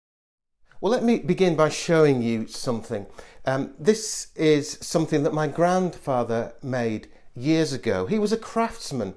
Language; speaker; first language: English; native; English